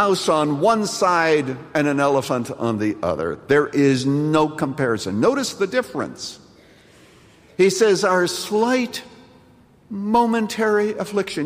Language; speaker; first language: English; native; English